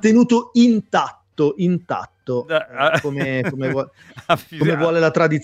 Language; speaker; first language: Italian; native; Italian